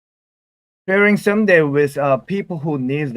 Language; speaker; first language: English; non-native, learner; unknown